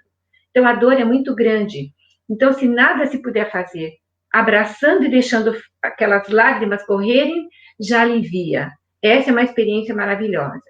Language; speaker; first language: Portuguese; native; Portuguese